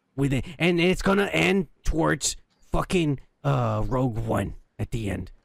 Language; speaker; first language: English; early bilingual, other home language; Spanish